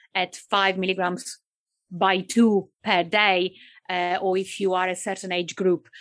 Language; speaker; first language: English; non-native, fluent; Italian